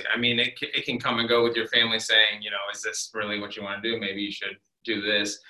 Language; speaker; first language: English; native; English